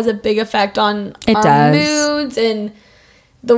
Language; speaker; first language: English; native; English